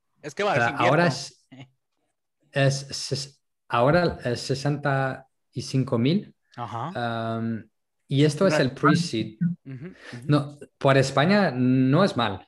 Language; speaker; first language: Spanish; non-native, local second language; French